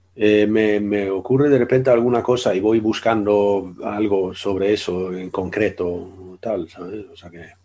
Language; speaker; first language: Spanish; non-native, fluent; Swedish